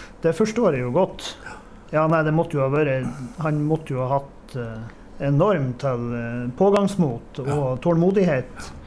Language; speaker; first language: Norwegian; native; Norwegian